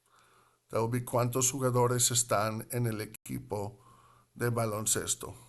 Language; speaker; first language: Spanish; non-native, fluent; English